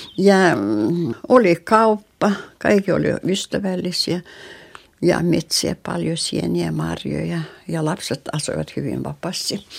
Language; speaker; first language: Finnish; non-native, local second language; Russian